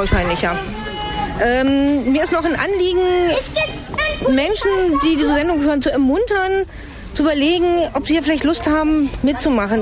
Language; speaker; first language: German; native; German